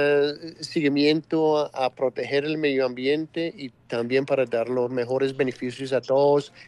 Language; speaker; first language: Spanish; non-native, fluent; English